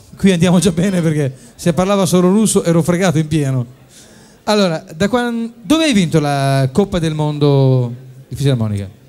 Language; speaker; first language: Italian; native; Italian